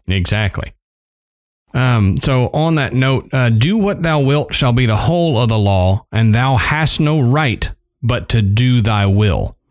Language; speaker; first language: English; native; English